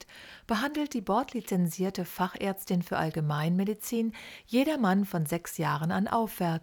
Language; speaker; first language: German; native; German